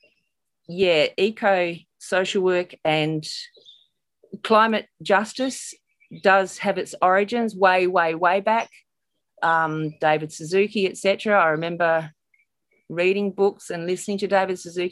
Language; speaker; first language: English; native; English